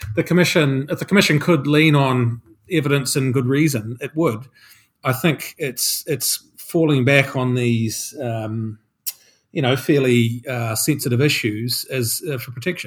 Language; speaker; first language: English; native; English